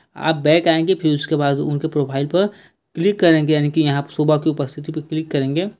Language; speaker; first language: Hindi; native; Hindi